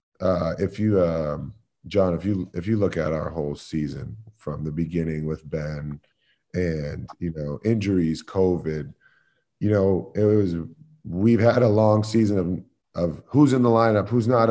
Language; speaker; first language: English; native; English